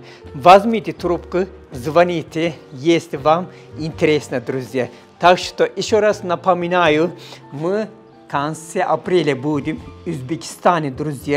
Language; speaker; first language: Russian; non-native, learner; Turkish